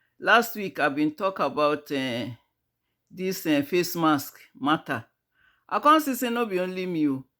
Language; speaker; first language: Nigerian Pidgin; native; Nigerian Pidgin